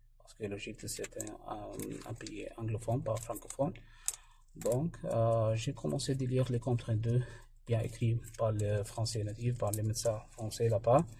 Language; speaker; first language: French; non-native, fluent; Arabic